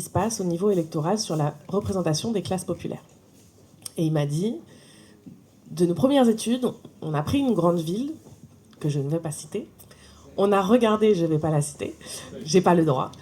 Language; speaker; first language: French; native; French